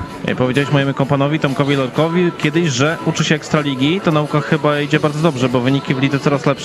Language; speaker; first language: Polish; native; Polish